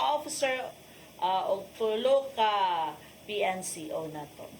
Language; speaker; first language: Cebuano; native; Cebuano